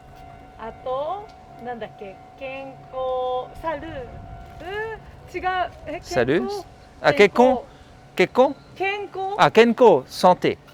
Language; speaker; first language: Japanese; non-native, fluent; French